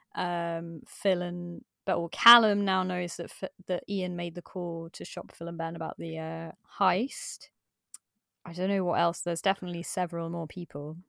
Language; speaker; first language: English; native; English